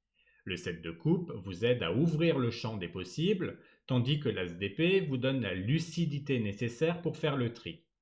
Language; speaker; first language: French; native; French